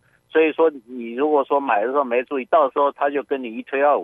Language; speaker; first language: Chinese; native; Chinese